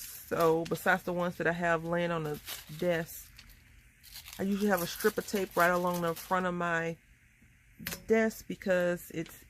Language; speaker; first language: English; native; English